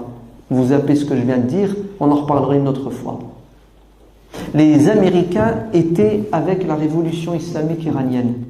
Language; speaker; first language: French; native; French